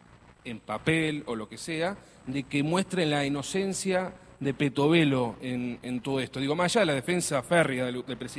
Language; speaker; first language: Spanish; native; Spanish